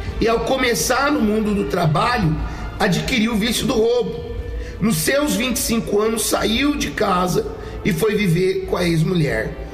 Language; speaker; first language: Portuguese; native; Portuguese